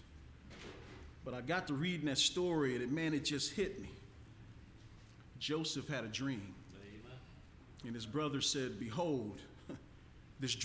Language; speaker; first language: English; native; English